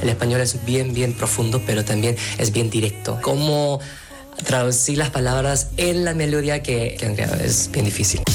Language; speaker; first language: Spanish; non-native, fluent; Korean